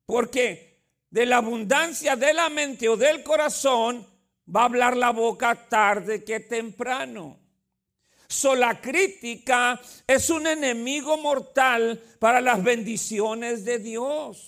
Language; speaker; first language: Spanish; native; Spanish